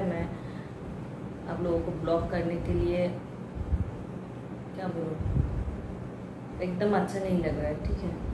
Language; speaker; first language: Hindi; non-native, local second language; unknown